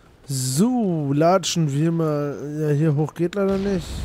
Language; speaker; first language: German; native; German